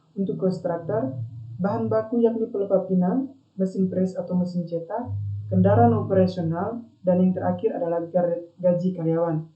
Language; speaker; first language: Indonesian; non-native, local second language; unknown